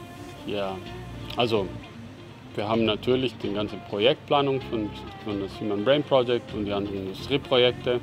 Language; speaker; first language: German; non-native, fluent; Spanish